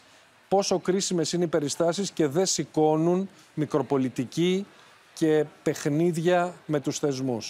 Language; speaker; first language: Greek; native; Greek